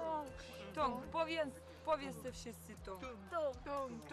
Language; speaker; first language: Polish; non-native, learner; Albanian